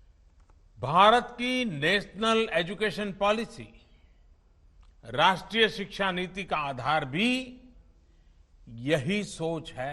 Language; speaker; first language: Hindi; non-native, local second language; Gujarati